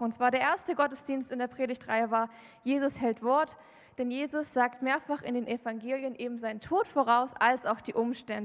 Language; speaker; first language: German; native; German